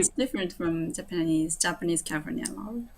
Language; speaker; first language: English; non-native, learner; Japanese